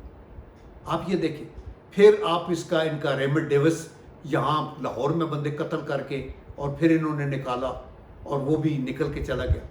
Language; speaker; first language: Urdu; native; Urdu